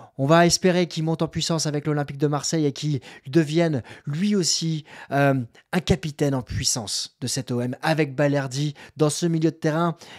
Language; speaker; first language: French; native; French